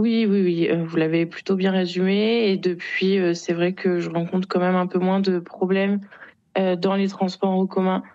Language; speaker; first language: French; native; French